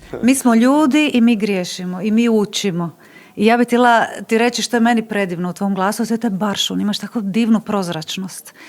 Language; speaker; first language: Bosnian; native; Bosnian